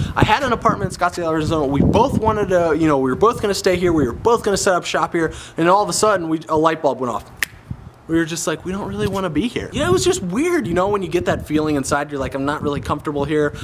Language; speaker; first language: English; native; English